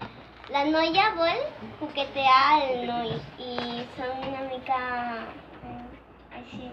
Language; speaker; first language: Catalan; early bilingual, other home language; Spanish